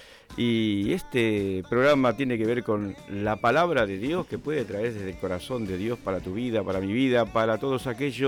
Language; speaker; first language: Spanish; native; Spanish